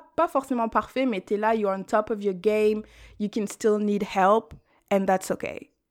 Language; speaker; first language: French; native; French